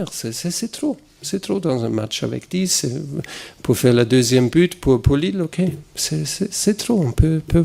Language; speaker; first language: French; non-native, fluent; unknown